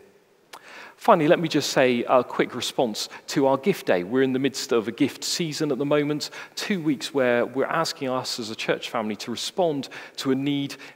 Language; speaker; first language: English; native; English